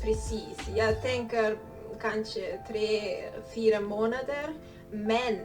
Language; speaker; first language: Swedish; non-native, learner; Spanish